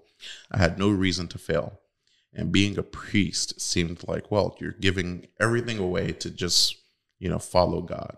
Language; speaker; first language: English; native; English